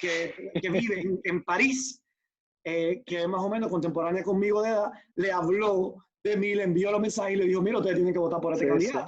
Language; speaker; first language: Spanish; native; Spanish